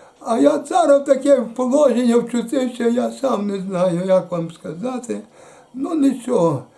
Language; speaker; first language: Ukrainian; native; Ukrainian